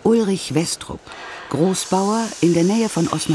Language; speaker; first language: German; native; German